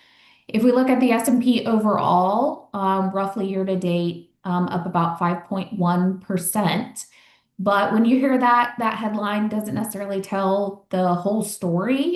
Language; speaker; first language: English; native; English